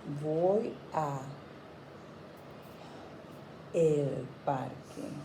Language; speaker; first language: Spanish; non-native, fluent; English